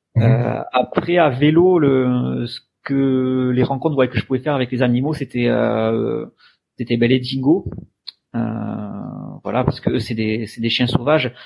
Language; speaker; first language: French; native; French